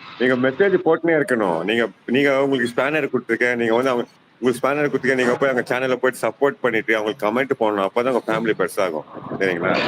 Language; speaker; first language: Tamil; non-native, local second language; Kannada